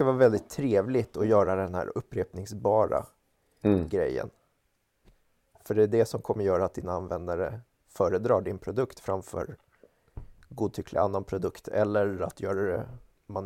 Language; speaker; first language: Swedish; native; Swedish